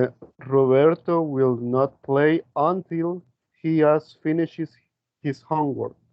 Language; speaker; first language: English; non-native, learner; Spanish